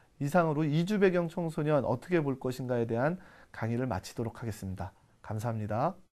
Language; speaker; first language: Korean; native; Korean